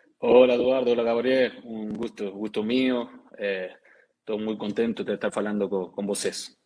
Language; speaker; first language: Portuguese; non-native, learner; Spanish